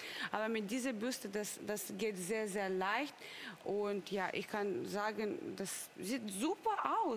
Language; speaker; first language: German; non-native, learner; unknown